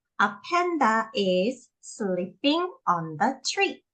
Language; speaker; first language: English; non-native, fluent; Korean